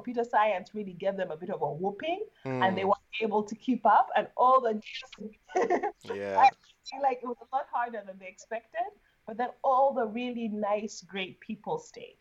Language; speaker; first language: English; non-native, local second language; Ganda